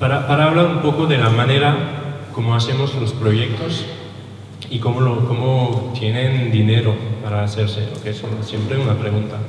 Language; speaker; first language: Spanish; non-native, learner; French